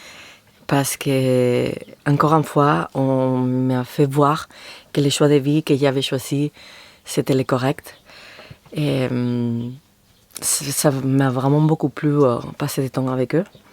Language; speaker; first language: French; non-native, fluent; Spanish